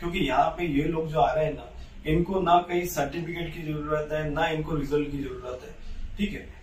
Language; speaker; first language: Hindi; native; Hindi